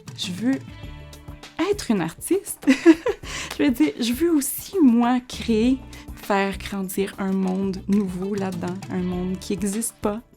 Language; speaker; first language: French; early bilingual, other home language; Spanish